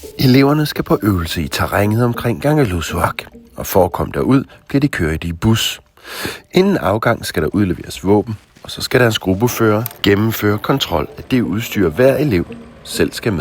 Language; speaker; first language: Danish; native; Danish